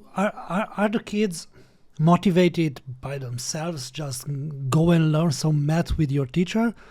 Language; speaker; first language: English; non-native, fluent; Romanian